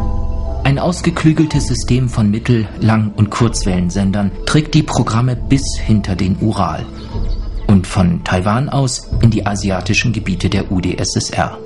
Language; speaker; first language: German; native; German